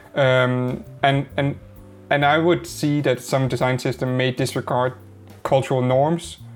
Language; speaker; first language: English; non-native, fluent; Danish